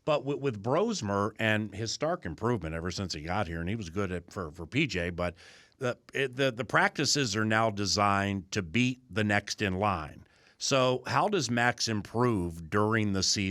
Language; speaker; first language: English; native; English